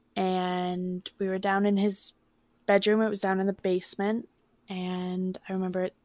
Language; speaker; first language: English; native; English